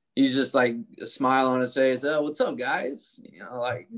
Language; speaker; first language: English; native; English